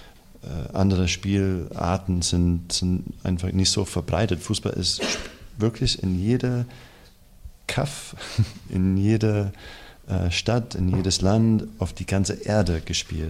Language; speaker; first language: German; non-native, fluent; English